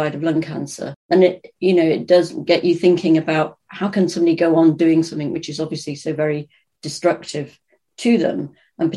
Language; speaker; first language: English; native; English